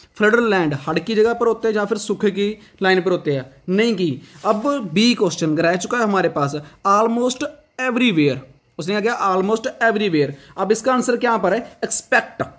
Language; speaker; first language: Hindi; non-native, local second language; Punjabi